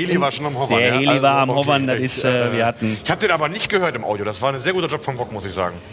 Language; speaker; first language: German; native; German